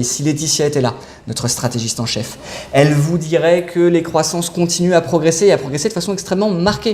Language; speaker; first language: French; native; French